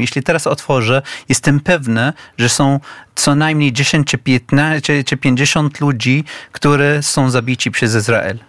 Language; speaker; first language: Polish; non-native, fluent; Arabic